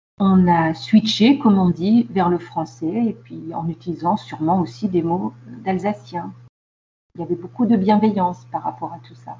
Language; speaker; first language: French; non-native, local second language; Swiss German